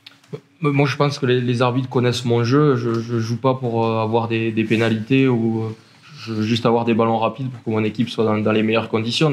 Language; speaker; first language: French; native; French